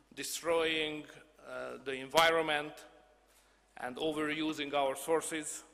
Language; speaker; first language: English; non-native, fluent; Hungarian